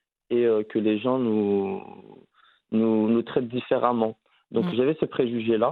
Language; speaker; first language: French; early bilingual, other home language; Arabic